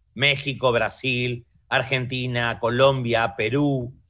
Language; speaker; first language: Spanish; native; Spanish